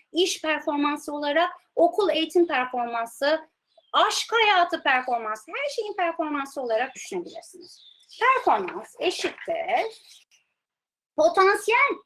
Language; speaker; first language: Turkish; early bilingual, heritage; Turkish